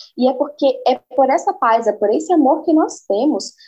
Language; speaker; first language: Portuguese; native; Portuguese